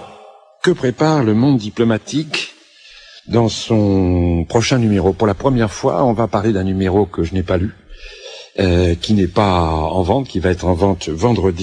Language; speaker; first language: French; native; French